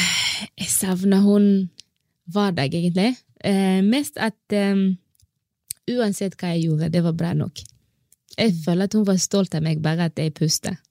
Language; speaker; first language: Norwegian; non-native, fluent; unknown